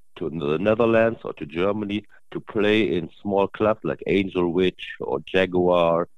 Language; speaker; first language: English; non-native, learner; German